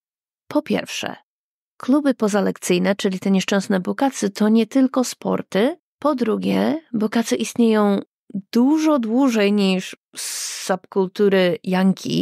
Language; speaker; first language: Polish; native; Polish